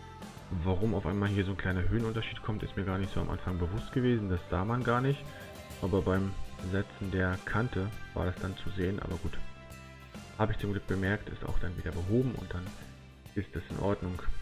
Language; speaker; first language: German; native; German